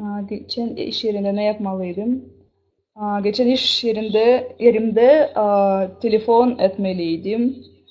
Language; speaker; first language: Turkish; non-native, learner; Russian